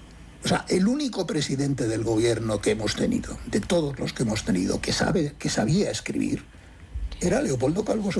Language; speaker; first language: Spanish; native; Spanish